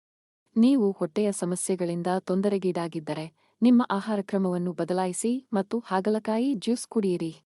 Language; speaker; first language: Kannada; native; Kannada